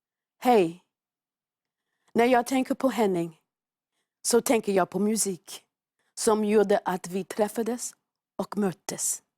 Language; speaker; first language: Swedish; non-native, fluent; English